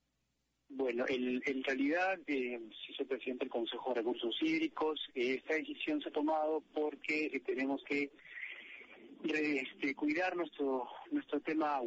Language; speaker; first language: Spanish; native; Spanish